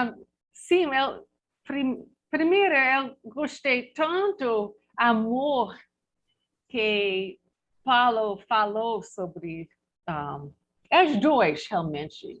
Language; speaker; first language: Portuguese; non-native, learner; English